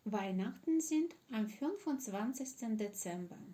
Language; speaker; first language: German; non-native, fluent; Ukrainian